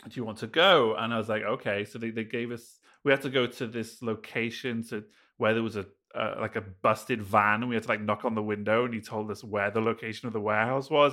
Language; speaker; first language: English; native; English